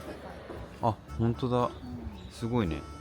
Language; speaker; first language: Japanese; native; Japanese